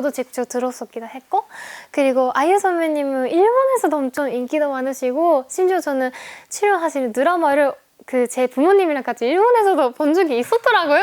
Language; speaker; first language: Korean; non-native, fluent; Japanese